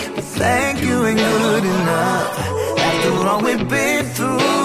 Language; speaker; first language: English; native; English